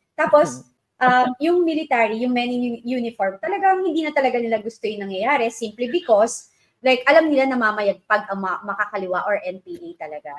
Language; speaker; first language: Filipino; native; Filipino